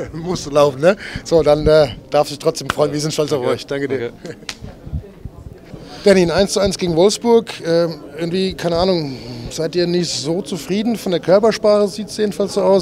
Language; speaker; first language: German; native; German